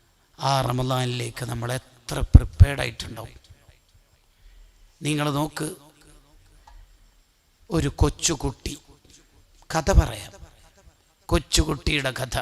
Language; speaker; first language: Malayalam; native; Malayalam